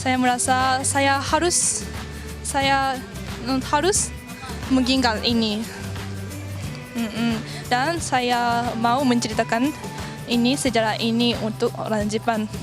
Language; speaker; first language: Indonesian; non-native, learner; Japanese